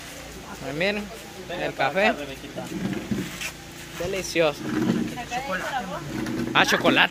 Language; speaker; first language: Spanish; native; Spanish